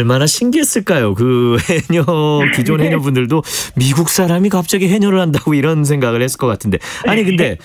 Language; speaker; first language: Korean; native; Korean